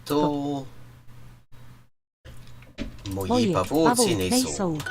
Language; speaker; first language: Czech; non-native, learner; English